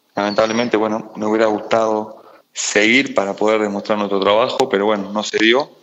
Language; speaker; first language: Spanish; native; Spanish